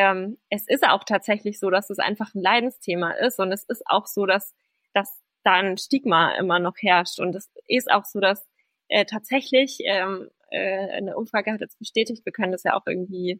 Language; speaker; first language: German; native; German